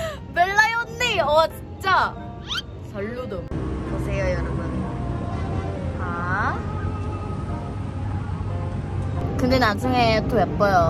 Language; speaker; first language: Korean; non-native, learner; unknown